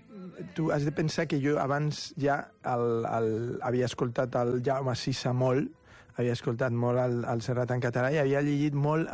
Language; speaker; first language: Catalan; non-native, local second language; Spanish